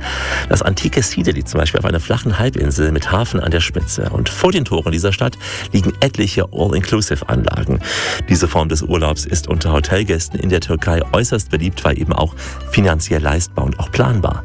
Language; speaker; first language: German; native; German